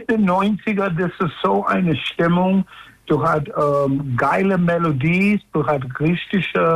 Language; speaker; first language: German; non-native, learner; English